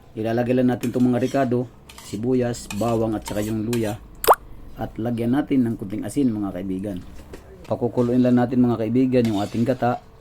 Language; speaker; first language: Filipino; non-native, local second language; Cebuano